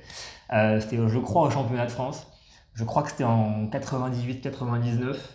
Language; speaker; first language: French; native; French